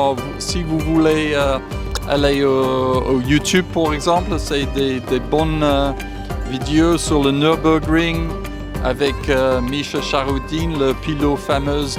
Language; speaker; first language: French; non-native, fluent; English